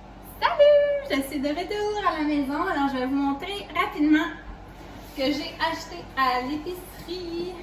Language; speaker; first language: French; native; French